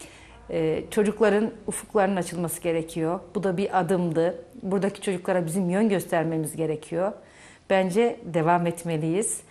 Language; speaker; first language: Turkish; native; Turkish